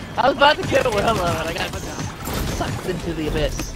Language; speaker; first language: English; native; English